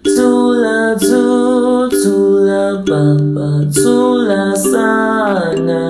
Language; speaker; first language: Portuguese; non-native, fluent; Zulu